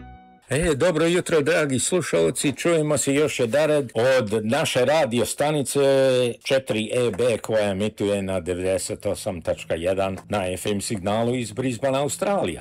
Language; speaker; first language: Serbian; early bilingual, heritage; English